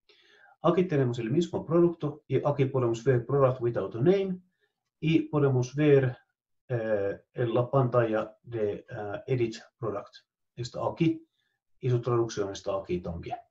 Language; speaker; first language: Spanish; non-native, fluent; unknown